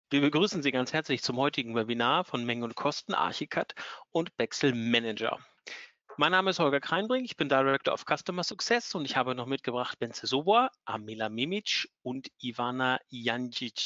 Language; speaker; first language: German; native; German